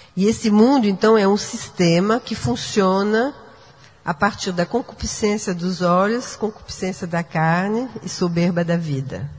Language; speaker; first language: Portuguese; non-native, fluent; French